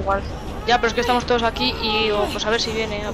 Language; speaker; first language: Spanish; native; Spanish